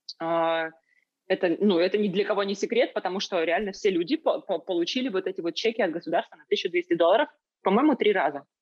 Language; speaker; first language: Russian; native; Russian